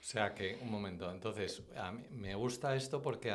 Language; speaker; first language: Spanish; native; Spanish